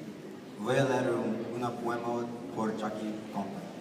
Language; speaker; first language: Spanish; non-native, learner; English